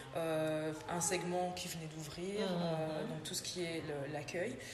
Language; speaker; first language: French; native; French